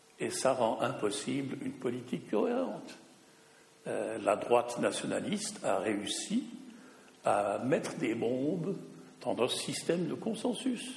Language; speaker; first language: French; non-native, local second language; German